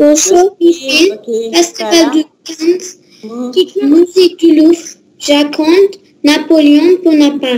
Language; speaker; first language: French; non-native, learner; Arabic